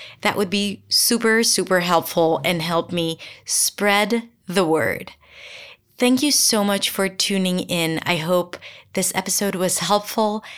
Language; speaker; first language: English; non-native, fluent; Hebrew